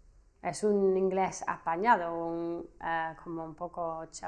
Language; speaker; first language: Spanish; non-native, fluent; English